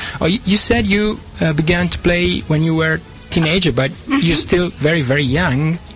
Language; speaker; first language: English; non-native, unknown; Italian